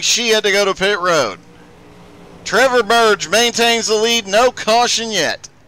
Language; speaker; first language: English; native; English